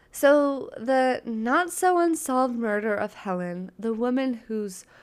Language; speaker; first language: English; native; English